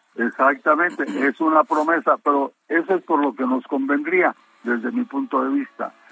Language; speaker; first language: Spanish; native; Spanish